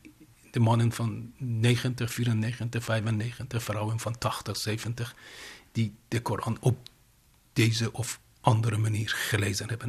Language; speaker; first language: Dutch; non-native, fluent; Persian